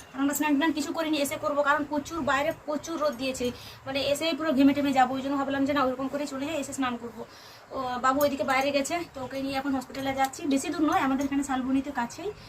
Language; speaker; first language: Bangla; non-native, local second language; Santali